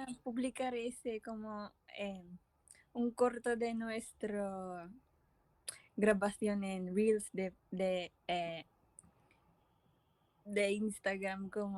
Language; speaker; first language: Spanish; non-native, learner; Filipino